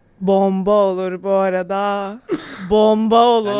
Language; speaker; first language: Turkish; native; Turkish